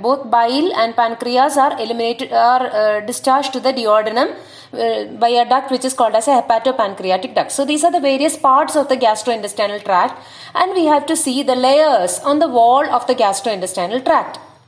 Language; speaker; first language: English; non-native, local second language; Malayalam